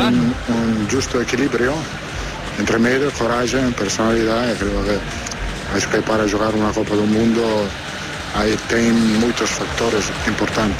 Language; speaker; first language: Portuguese; non-native, fluent; Italian